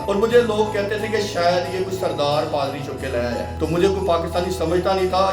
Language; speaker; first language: Urdu; non-native, local second language; Punjabi